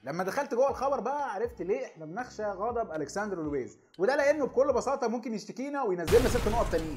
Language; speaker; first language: Arabic; native; Arabic